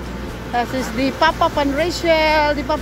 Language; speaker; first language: German; non-native, learner; Filipino